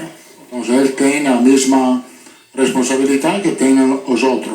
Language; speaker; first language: Spanish; non-native, fluent; Italian